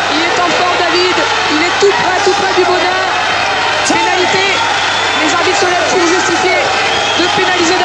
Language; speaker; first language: French; native; French